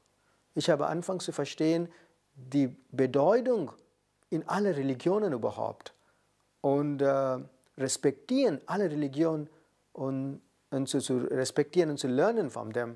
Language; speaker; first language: German; non-native, learner; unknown